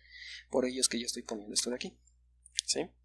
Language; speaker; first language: Spanish; native; Spanish